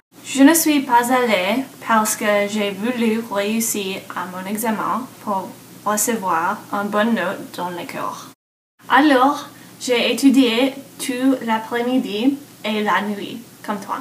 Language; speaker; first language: French; non-native, learner; English